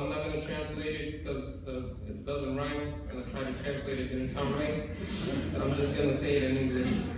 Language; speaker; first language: English; early bilingual, other home language; Spanish